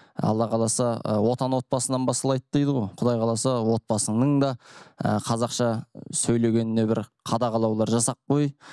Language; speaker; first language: Kazakh; native; Kazakh